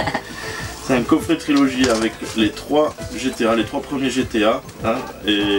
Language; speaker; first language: French; native; French